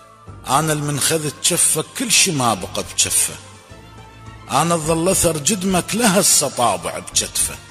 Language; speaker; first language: Arabic; native; Arabic